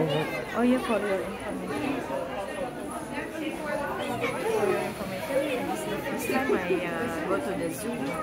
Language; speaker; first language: English; non-native, learner; Indonesian